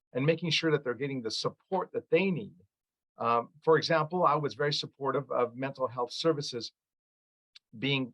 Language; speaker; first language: English; early bilingual, other home language; Arabic